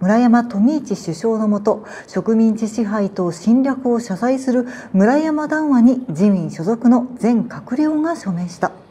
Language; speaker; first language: Japanese; native; Japanese